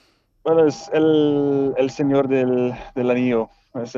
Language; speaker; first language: Spanish; non-native, fluent; Swedish